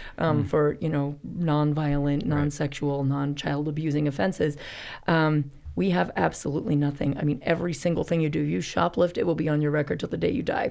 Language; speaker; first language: English; native; English